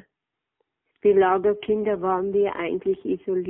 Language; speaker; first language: German; native; German